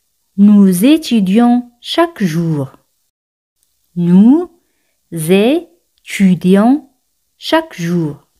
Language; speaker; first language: French; non-native, fluent; Spanish